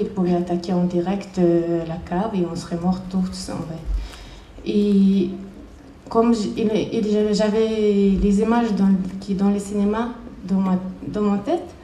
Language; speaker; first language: French; non-native, learner; Chechen